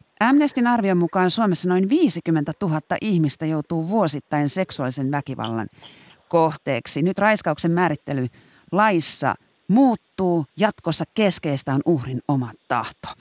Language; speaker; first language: Finnish; native; Finnish